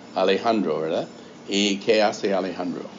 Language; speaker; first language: Spanish; non-native, fluent; English